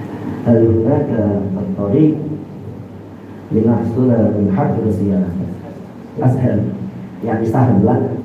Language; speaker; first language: Arabic; non-native, learner; Indonesian